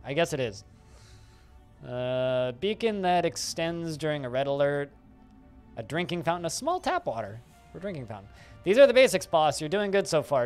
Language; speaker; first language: English; native; English